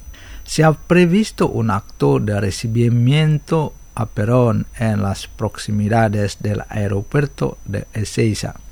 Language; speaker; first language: Spanish; non-native, fluent; Indonesian